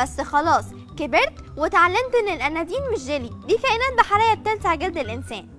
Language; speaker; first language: Arabic; native; Arabic